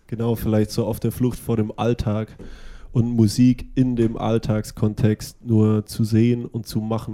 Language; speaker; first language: German; native; German